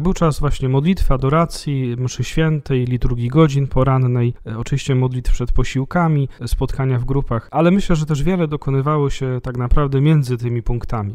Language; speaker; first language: Polish; native; Polish